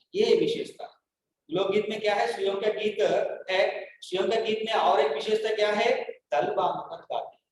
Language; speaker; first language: Hindi; non-native, local second language; Telugu